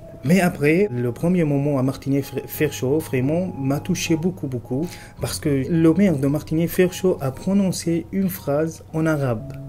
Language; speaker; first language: French; non-native, fluent; Arabic